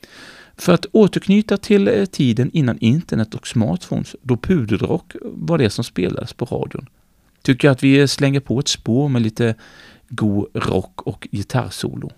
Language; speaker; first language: Swedish; native; Swedish